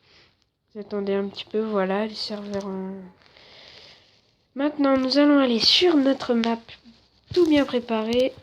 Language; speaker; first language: French; native; French